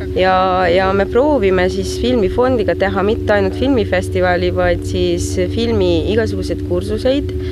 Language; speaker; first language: Estonian; non-native, fluent; Hungarian